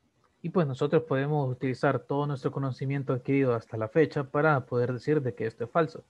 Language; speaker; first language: Spanish; native; Spanish